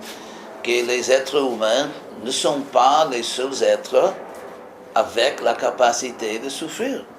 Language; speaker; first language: French; non-native, fluent; English